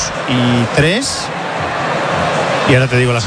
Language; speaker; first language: Spanish; native; Spanish